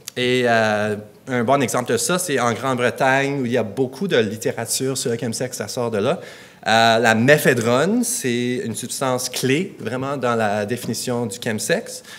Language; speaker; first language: French; non-native, local second language; English